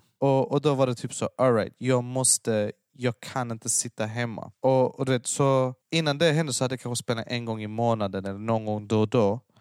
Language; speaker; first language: Swedish; early bilingual, other home language; Persian